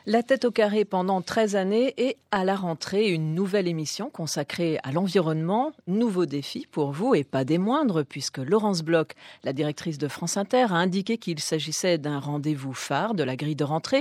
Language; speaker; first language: French; native; French